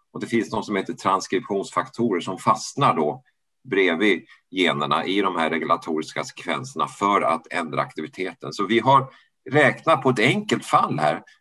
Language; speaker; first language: Swedish; native; Swedish